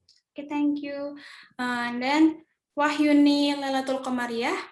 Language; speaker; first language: English; non-native, learner; Indonesian